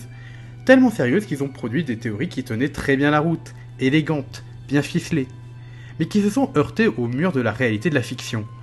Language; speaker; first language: French; native; French